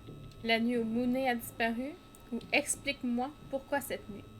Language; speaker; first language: French; native; French